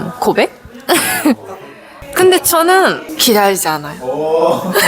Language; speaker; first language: Korean; non-native, learner; Japanese